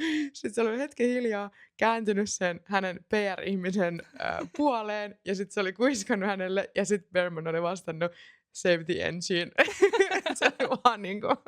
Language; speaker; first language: Finnish; native; Finnish